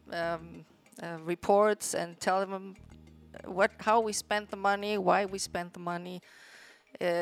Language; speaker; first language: English; non-native, fluent; Spanish